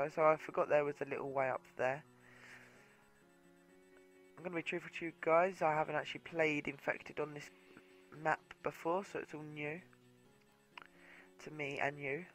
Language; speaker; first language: English; native; English